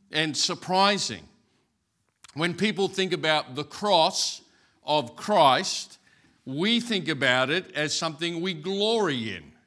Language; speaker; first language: English; native; English